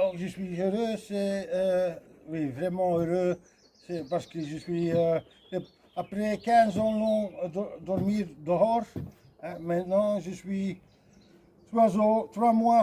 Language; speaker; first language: French; non-native, learner; Dutch